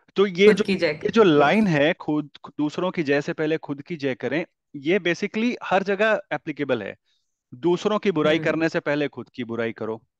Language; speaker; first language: Hindi; native; Hindi